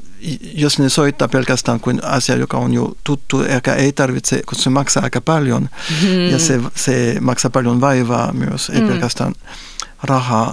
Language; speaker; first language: Finnish; non-native, fluent; French